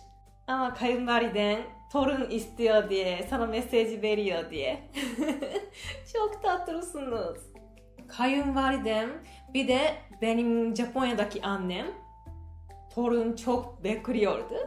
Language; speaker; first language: Turkish; non-native, fluent; Japanese